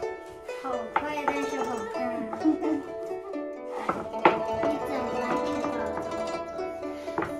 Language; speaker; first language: Chinese; early bilingual, other home language; English